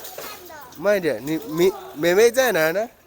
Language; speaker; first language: Chinese; non-native, learner; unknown